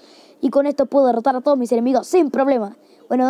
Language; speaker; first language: Spanish; native; Spanish